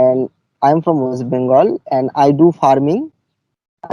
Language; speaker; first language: English; non-native, fluent; Bangla